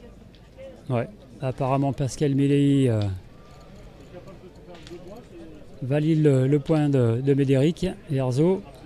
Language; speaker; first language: French; native; French